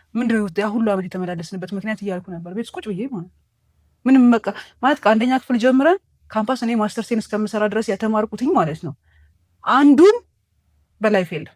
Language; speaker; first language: Amharic; native; Amharic